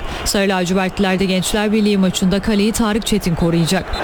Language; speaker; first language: Turkish; native; Turkish